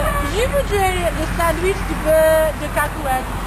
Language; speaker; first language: French; non-native, learner; English